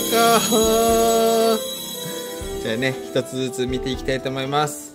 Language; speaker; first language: Japanese; native; Japanese